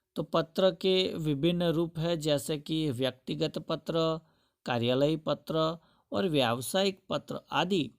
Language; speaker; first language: Hindi; non-native, local second language; Gujarati